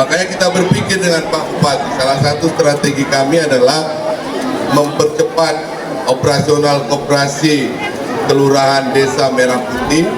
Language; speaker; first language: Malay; non-native, local second language; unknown